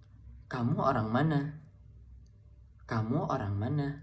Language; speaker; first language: Indonesian; non-native, fluent; Arabic